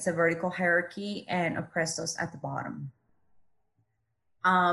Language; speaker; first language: English; non-native, fluent; Spanish